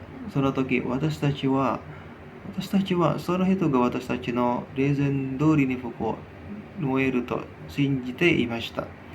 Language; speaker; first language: Japanese; non-native, learner; Indonesian